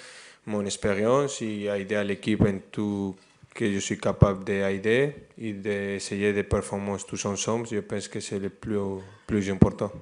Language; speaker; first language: French; non-native, fluent; Spanish